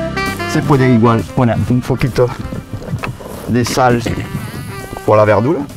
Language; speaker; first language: Spanish; non-native, learner; French